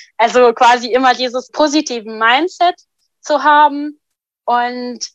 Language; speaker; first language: German; non-native, fluent; Arabic